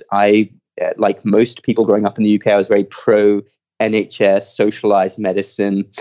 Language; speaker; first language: English; native; English